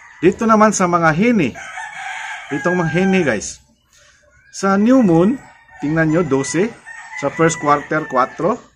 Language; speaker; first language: Filipino; non-native, local second language; Cebuano